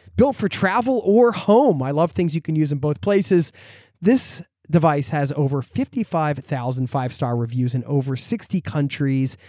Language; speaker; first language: English; native; English